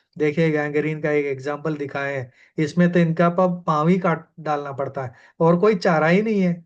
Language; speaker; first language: Hindi; non-native, local second language; Malayalam